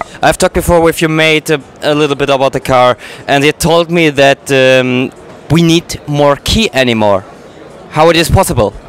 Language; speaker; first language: English; non-native, learner; German